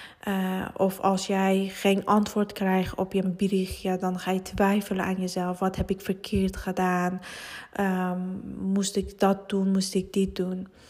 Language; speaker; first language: Dutch; non-native, fluent; Persian